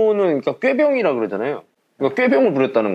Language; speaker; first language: Korean; native; Korean